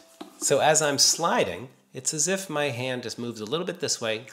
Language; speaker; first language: English; native; English